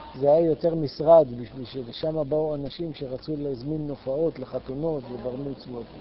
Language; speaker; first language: Hebrew; native; Hebrew